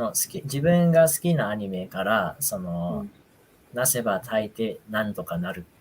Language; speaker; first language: Japanese; non-native, fluent; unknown